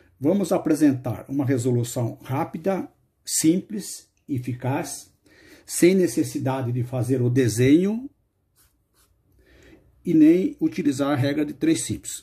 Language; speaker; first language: Portuguese; native; Portuguese